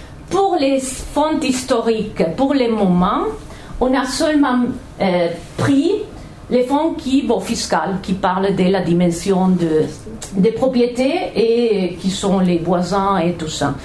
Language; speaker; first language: French; non-native, fluent; Catalan